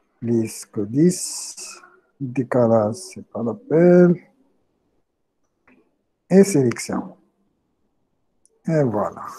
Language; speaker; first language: French; non-native, local second language; Arabic